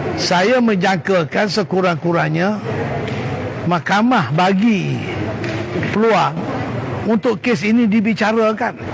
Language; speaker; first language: Malay; native; Malay